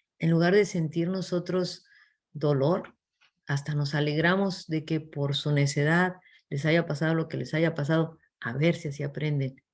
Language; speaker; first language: Spanish; early bilingual, heritage; English